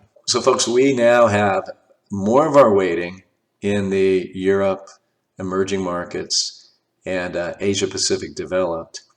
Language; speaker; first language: English; native; English